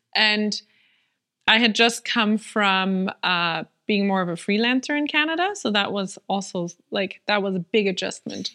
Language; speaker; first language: English; non-native, fluent; German